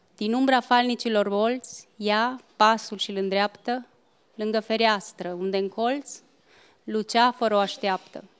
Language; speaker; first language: Spanish; non-native, fluent; Romanian